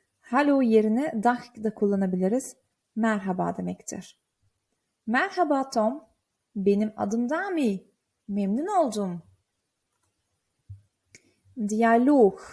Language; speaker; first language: Turkish; early bilingual, heritage; Turkish